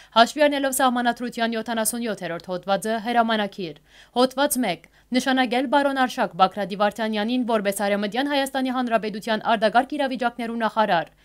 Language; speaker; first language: Armenian; early bilingual, heritage; Armenian